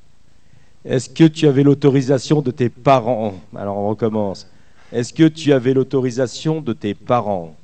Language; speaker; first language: French; native; French